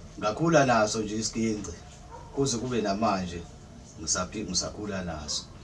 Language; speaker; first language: Zulu; native; Zulu